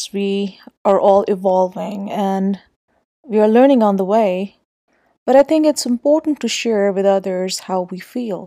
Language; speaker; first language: English; non-native, local second language; Urdu